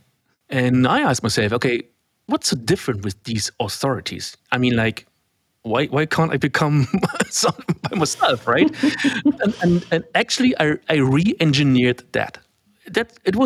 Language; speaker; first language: English; non-native, fluent; German